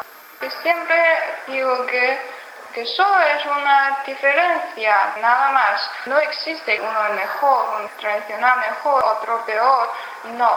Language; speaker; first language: Spanish; non-native, learner; Chinese